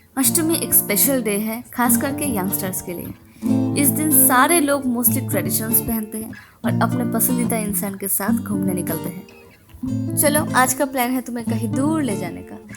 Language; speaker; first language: Hindi; non-native, local second language; Bangla